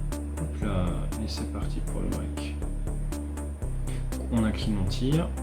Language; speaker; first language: French; native; French